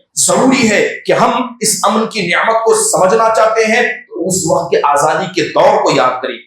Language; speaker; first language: Urdu; native; Urdu